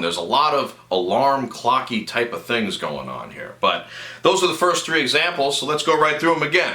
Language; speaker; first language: English; native; English